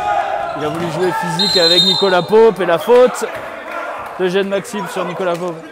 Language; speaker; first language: French; native; French